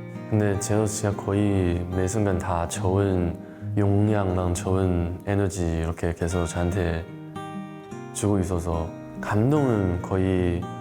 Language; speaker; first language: Korean; non-native, learner; Chinese